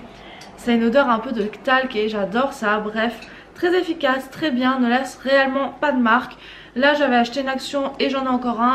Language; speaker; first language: French; native; French